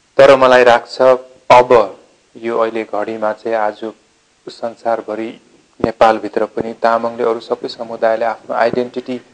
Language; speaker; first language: Nepali; non-native, local second language; Eastern Tamang